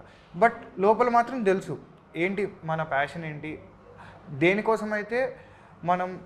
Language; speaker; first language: Telugu; native; Telugu